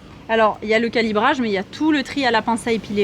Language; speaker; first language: French; native; French